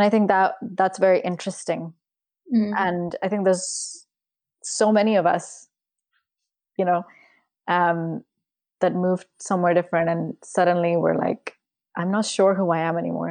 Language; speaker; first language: English; non-native, local second language; Urdu